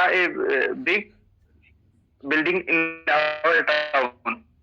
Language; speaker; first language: English; non-native, learner; Hindi